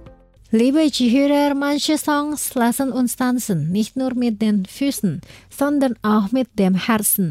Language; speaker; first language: German; non-native, fluent; Indonesian